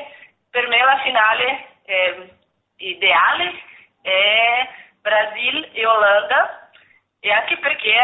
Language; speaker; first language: Italian; non-native, learner; Portuguese